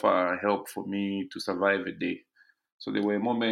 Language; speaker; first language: English; non-native, local second language; Bemba